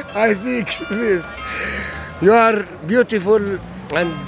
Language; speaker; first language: English; non-native, learner; Arabic